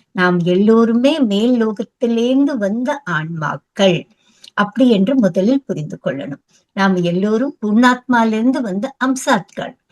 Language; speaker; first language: Tamil; non-native, local second language; Telugu